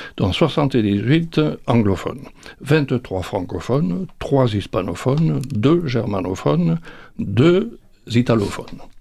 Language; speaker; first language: French; native; French